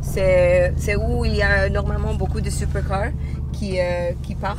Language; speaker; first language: French; non-native, learner; English